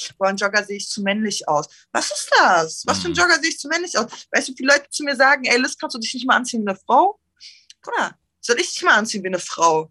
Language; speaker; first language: German; early bilingual, other home language; Turkish